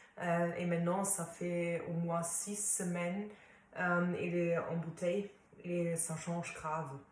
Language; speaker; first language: French; non-native, fluent; German